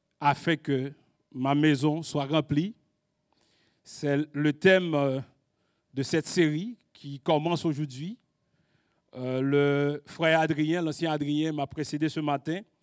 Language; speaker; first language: French; non-native, local second language; Haitian Creole